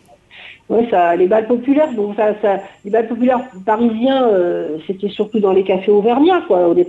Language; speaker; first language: French; native; French